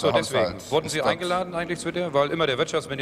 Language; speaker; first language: German; native; German